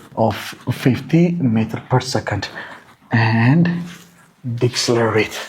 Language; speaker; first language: English; non-native, local second language; Amharic